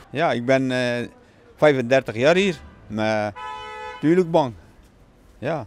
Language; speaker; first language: Dutch; non-native, learner; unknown